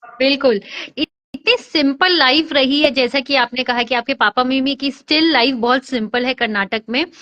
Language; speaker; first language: Hindi; native; Hindi